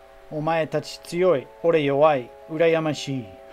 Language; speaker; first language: Japanese; non-native, learner; English